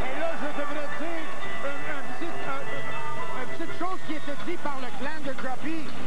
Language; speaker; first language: French; native; French